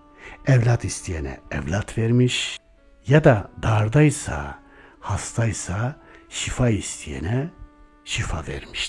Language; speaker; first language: Turkish; native; Turkish